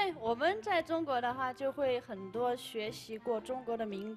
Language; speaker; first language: Chinese; native; Chinese